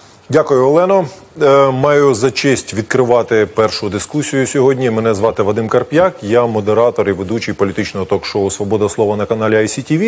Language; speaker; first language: Ukrainian; native; Ukrainian